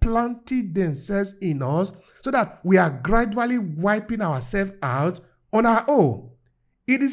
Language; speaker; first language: English; non-native, local second language; Esan